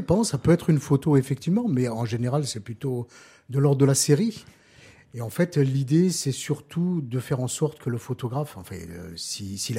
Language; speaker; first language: French; native; French